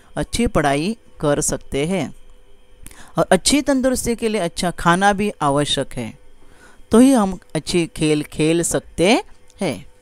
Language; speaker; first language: Hindi; non-native, local second language; Marathi